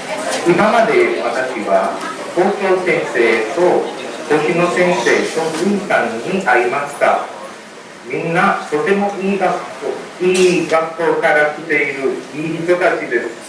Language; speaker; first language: Japanese; non-native, fluent; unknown